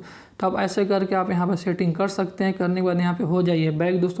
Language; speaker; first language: Hindi; native; Hindi